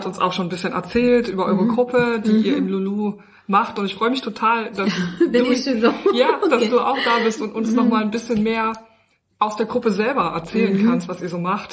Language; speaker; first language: German; native; German